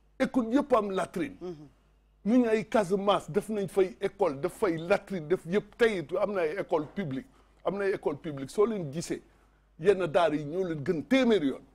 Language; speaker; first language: Wolof; non-native, local second language; Fula